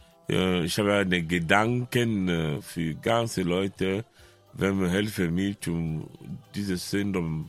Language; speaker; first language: German; non-native, learner; French